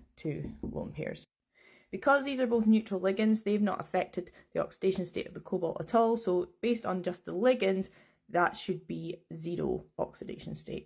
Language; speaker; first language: English; native; English